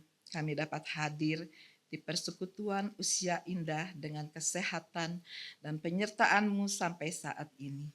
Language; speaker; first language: Indonesian; native; Indonesian